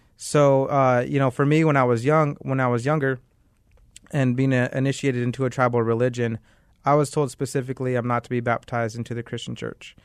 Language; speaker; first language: English; native; English